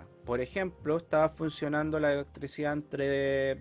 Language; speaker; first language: Spanish; native; Spanish